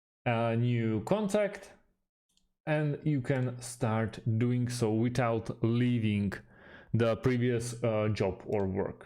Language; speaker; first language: English; non-native, fluent; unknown